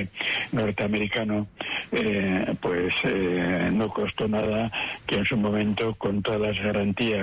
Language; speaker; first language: Spanish; native; Spanish